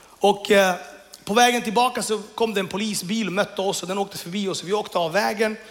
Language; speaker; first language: Swedish; early bilingual, other home language; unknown